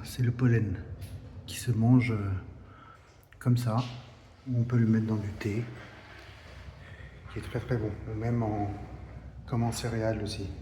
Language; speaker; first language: French; early bilingual, heritage; Portuguese